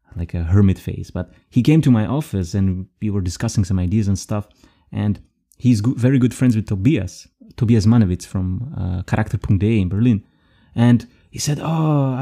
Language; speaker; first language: English; non-native, fluent; Dutch